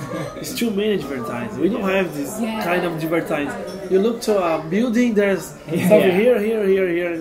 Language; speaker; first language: English; non-native, fluent; Portuguese